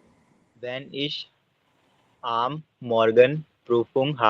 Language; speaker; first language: German; non-native, learner; Hindi